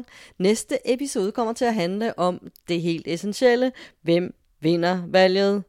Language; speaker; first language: Danish; native; Danish